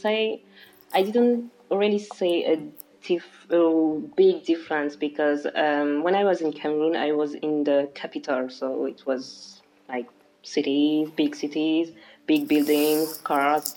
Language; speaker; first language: English; non-native, local second language; French